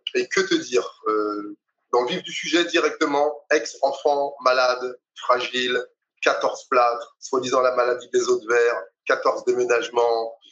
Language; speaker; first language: French; native; French